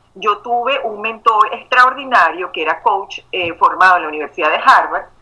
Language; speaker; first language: Spanish; native; Spanish